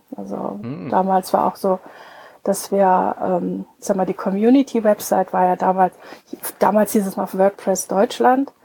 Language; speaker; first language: German; native; German